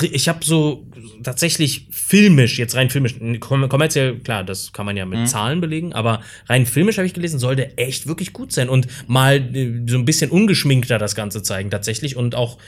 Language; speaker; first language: German; native; German